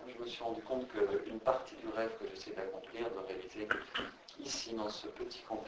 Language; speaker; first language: French; native; French